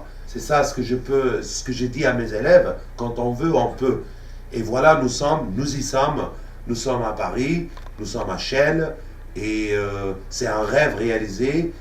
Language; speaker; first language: French; non-native, fluent; Arabic